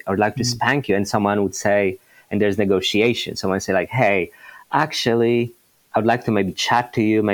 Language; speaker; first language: English; non-native, fluent; Polish